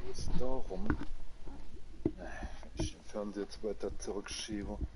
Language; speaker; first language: German; native; German